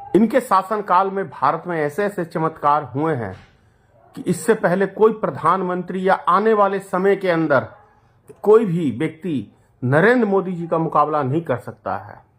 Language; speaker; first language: Hindi; native; Hindi